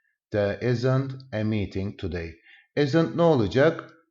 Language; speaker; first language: English; non-native, fluent; Turkish